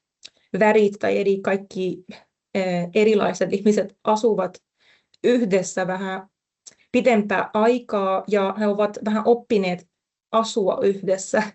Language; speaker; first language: Finnish; non-native, fluent; Persian